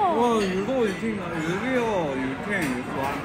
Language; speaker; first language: English; non-native, learner; Chinese